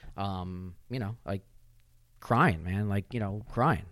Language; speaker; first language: English; native; English